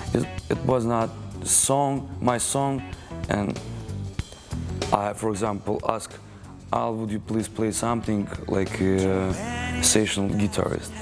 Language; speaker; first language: English; non-native, learner; Russian